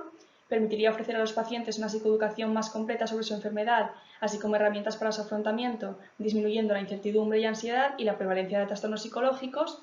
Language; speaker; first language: Spanish; native; Spanish